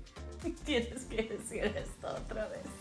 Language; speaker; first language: Spanish; non-native, fluent; English